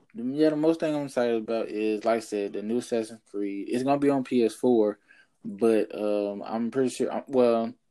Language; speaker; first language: English; native; English